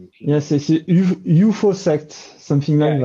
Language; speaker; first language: English; non-native, learner; French